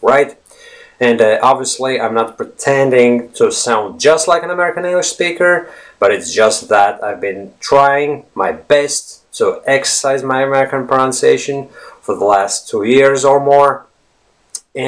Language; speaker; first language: English; non-native, fluent; Latvian